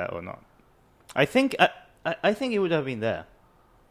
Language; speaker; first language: English; non-native, fluent; Japanese